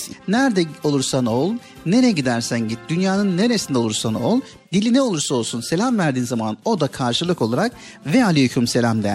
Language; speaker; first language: Turkish; native; Turkish